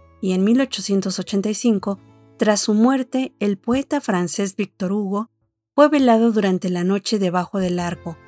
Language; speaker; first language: Spanish; native; Spanish